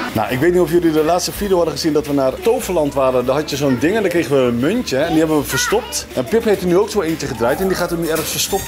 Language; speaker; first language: Dutch; native; Dutch